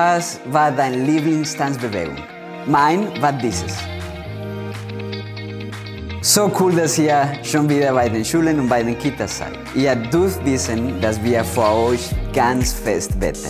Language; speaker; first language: German; non-native, fluent; Spanish